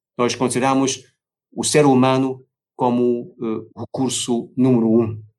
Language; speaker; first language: Portuguese; non-native, fluent; Chinese